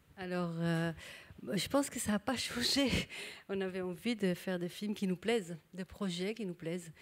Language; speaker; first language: French; non-native, fluent; Hebrew